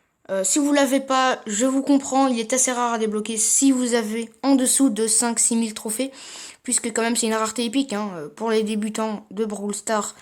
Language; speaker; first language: French; native; French